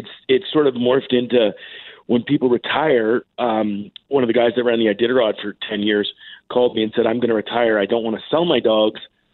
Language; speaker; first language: English; native; English